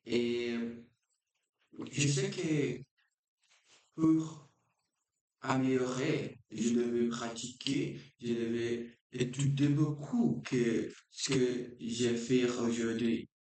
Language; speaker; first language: French; non-native, learner; Portuguese